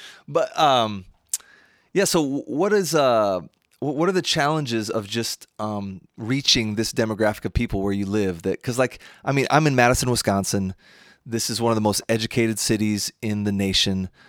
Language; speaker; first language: English; native; English